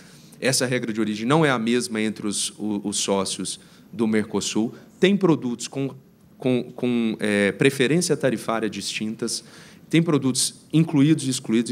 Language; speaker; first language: Portuguese; native; Portuguese